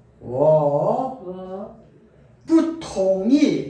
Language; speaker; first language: Korean; native; Korean